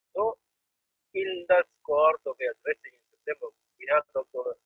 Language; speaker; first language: English; non-native, fluent; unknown